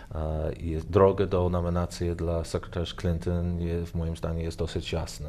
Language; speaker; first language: Polish; non-native, learner; English